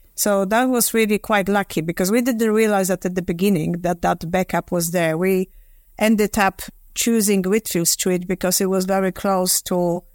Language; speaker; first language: English; non-native, fluent; Polish